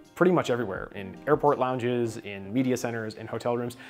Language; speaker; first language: English; native; English